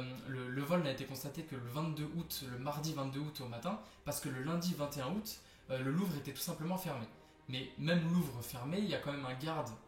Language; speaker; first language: French; native; French